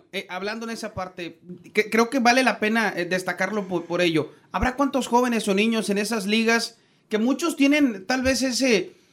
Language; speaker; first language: Spanish; native; Spanish